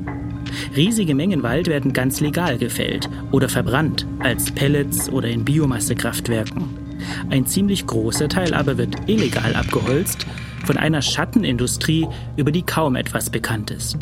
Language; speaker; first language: German; native; German